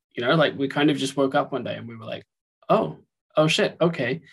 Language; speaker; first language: English; native; English